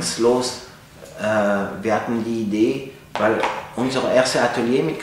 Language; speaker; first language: German; non-native, fluent; French